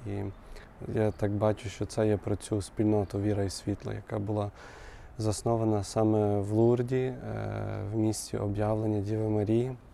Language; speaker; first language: Ukrainian; native; Ukrainian